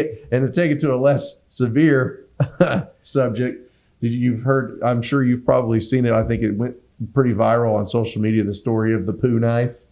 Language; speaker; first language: English; native; English